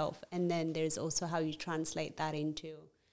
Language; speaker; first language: English; non-native, fluent; Amharic